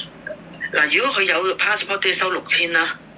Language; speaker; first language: Cantonese; native; Cantonese